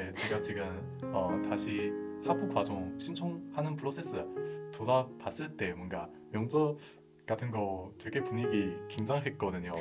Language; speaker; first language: Korean; non-native, fluent; Chinese